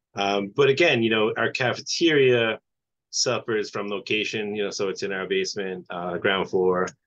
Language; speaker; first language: English; native; English